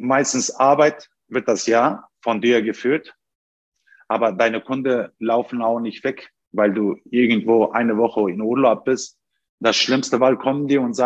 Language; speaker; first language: German; non-native, fluent; Turkish